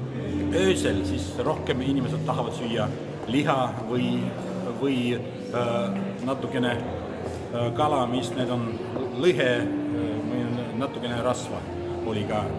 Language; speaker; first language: Estonian; non-native, local second language; Russian